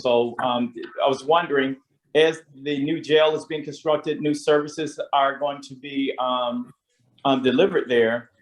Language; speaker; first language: English; native; English